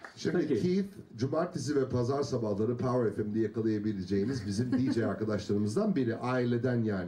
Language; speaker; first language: Turkish; native; Turkish